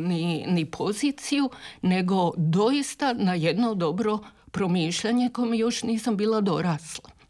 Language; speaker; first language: Serbian; native; Serbian